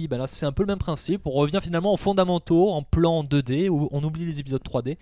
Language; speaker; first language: French; native; French